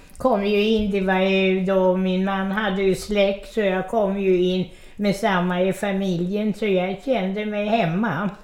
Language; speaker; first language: Swedish; early bilingual, other home language; Russian